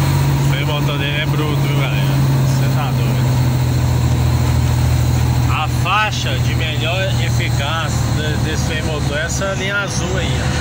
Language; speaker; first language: Portuguese; native; Portuguese